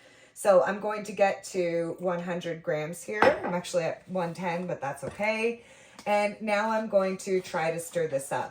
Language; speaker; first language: English; native; English